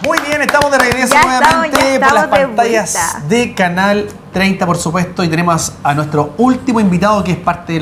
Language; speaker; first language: Spanish; native; Spanish